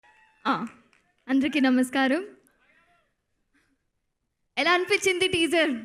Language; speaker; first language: Telugu; non-native, local second language; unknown